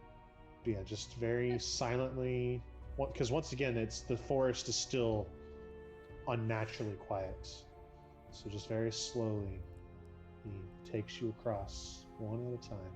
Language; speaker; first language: English; native; English